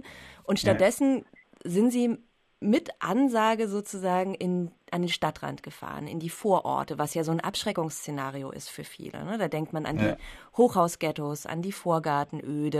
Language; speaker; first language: German; native; German